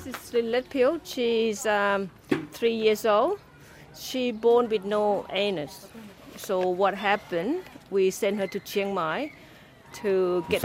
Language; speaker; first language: English; non-native, fluent; Thai